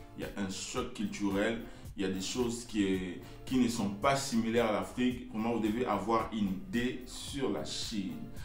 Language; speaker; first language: French; non-native, local second language; Lingala